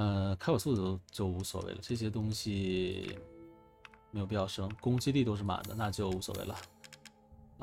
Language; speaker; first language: Chinese; native; Chinese